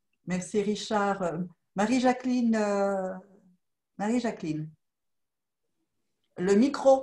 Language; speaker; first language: French; native; French